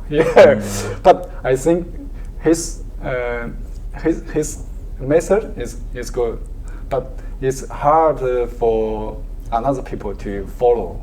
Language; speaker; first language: English; non-native, learner; Chinese